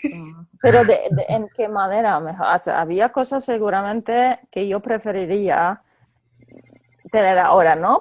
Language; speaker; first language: Spanish; non-native, fluent; Polish